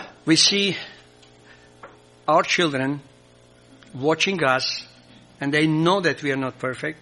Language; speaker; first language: English; non-native, fluent; Croatian